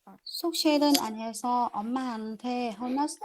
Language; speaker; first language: Korean; non-native, learner; Vietnamese